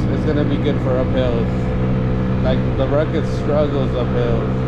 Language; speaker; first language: English; early bilingual, other home language; Spanish